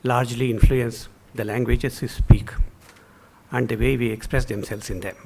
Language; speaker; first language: English; non-native, local second language; Kannada